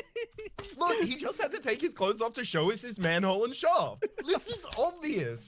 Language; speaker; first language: English; native; English